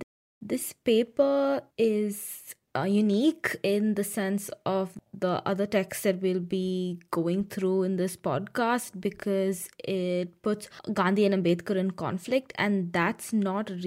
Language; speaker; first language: English; non-native, local second language; Hindi